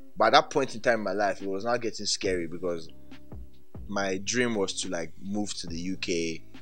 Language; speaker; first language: English; non-native, local second language; Yoruba